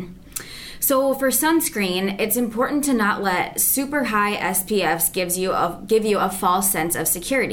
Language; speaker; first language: English; native; English